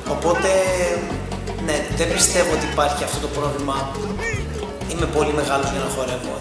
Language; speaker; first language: Greek; early bilingual, heritage; Greek